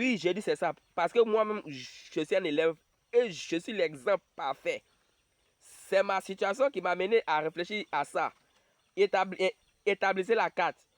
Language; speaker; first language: French; non-native, local second language; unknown